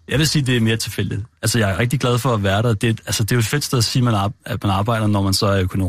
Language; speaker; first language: Danish; native; Danish